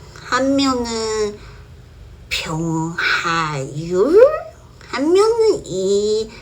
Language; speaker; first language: Korean; non-native, fluent; Chinese